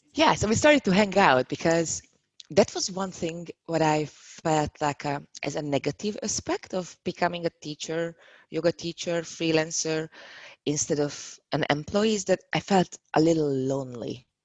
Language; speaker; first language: English; non-native, fluent; Hungarian